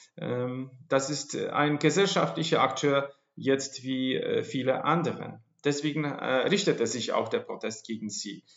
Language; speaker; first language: German; non-native, fluent; Polish